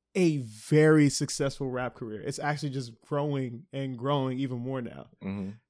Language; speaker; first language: English; early bilingual, other home language; Haitian Creole